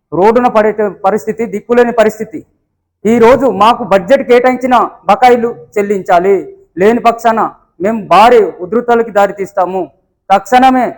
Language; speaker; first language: Telugu; native; Telugu